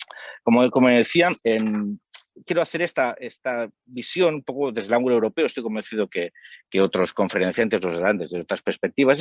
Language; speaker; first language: Spanish; native; Spanish